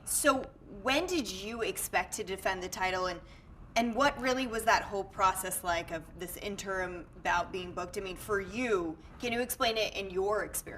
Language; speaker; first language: English; native; English